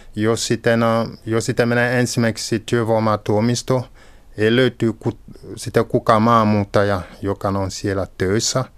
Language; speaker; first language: Finnish; non-native, fluent; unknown